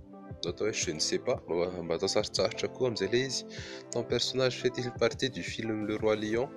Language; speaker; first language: French; non-native, local second language; Malagasy